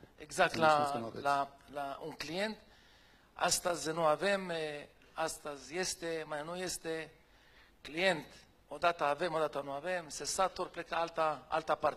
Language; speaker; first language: Romanian; non-native, fluent; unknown